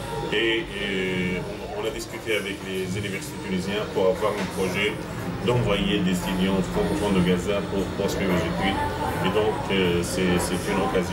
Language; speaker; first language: French; non-native, fluent; Arabic